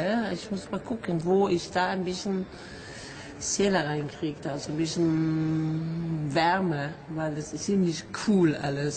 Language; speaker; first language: German; non-native, fluent; Norwegian